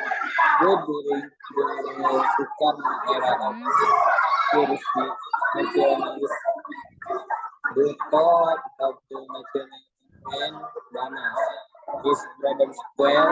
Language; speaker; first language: English; non-native, learner; Indonesian